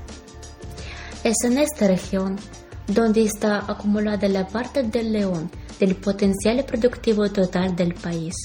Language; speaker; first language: Spanish; non-native, fluent; Ukrainian